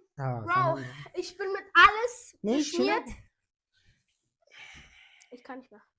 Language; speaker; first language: German; early bilingual, other home language; Persian